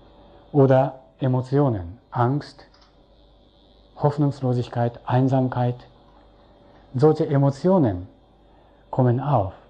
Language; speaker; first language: German; non-native, fluent; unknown